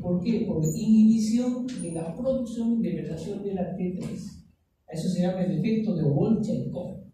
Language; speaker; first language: Spanish; native; Spanish